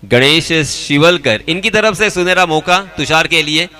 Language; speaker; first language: Hindi; non-native, local second language; Marathi